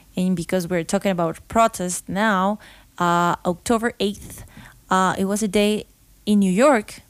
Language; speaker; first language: English; non-native, learner; Spanish